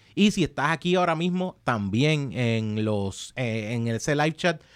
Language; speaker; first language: Spanish; native; Spanish